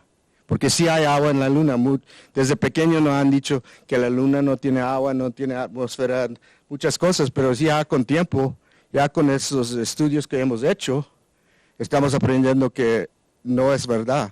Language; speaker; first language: Spanish; non-native, learner; English